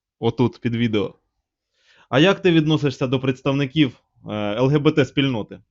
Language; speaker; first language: Ukrainian; native; Ukrainian